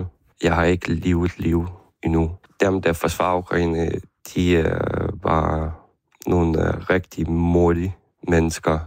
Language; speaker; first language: Danish; non-native, fluent; Ukrainian